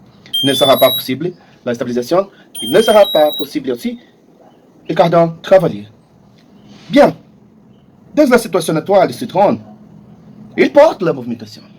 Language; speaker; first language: French; non-native, learner; Portuguese